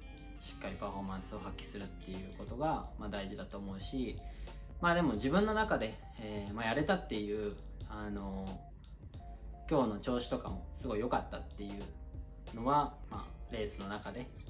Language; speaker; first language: Japanese; native; Japanese